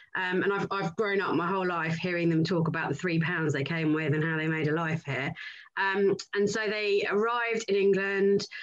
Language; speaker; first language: English; native; English